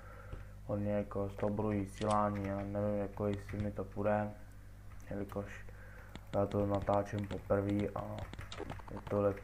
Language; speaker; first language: Czech; native; Czech